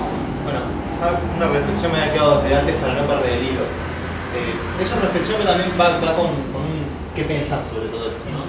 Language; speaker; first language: Spanish; native; Spanish